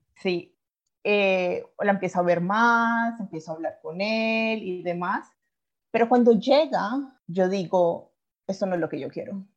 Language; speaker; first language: Spanish; native; Spanish